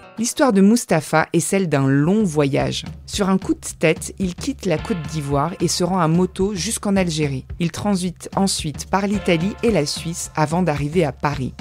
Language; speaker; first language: French; native; French